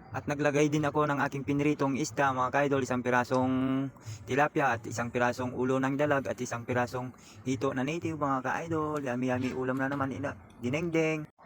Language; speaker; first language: Filipino; non-native, local second language; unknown